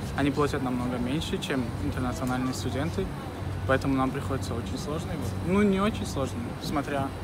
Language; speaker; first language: Russian; non-native, local second language; Tajik